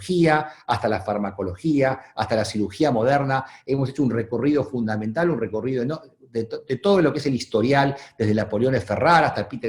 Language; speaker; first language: Spanish; native; Spanish